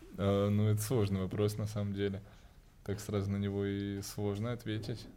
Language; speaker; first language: Russian; native; Russian